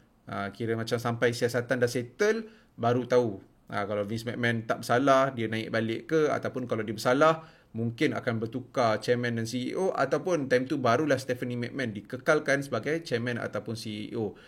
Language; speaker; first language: Malay; native; Malay